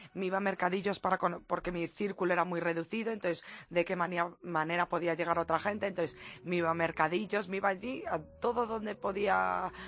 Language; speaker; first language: Spanish; native; Spanish